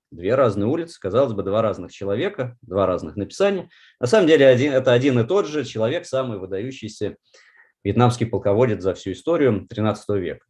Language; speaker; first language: Russian; native; Russian